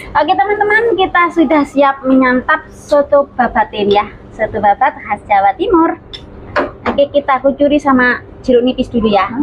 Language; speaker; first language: Indonesian; non-native, local second language; Javanese